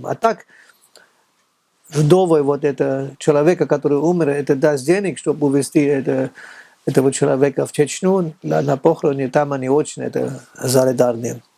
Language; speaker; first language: Russian; non-native, fluent; German